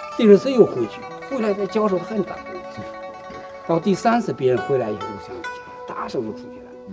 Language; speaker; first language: Chinese; native; Chinese